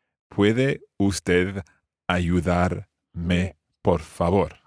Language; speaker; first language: Spanish; non-native, fluent; English